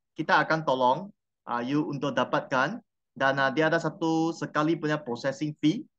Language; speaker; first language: Malay; non-native, local second language; Chinese